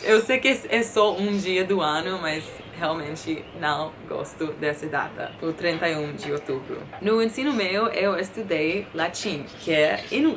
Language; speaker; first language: Portuguese; non-native, fluent; English